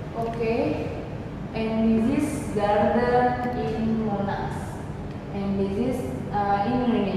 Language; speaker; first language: English; non-native, learner; Indonesian